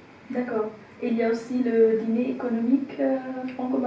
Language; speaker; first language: French; non-native, fluent; German